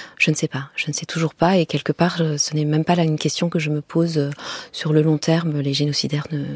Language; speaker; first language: French; non-native, local second language; Kinyarwanda